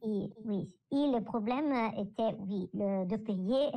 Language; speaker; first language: French; non-native, learner; Italian